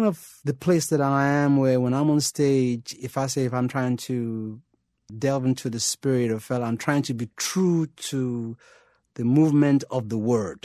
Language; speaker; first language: English; non-native, local second language; Yoruba